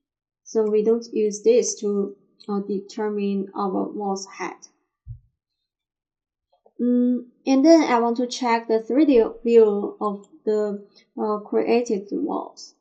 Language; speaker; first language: English; non-native, fluent; Chinese